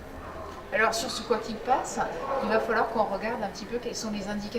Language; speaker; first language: French; native; French